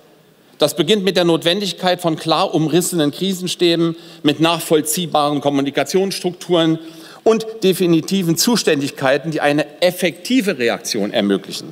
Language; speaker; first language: German; native; German